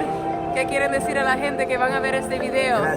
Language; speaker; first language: Spanish; non-native, learner; English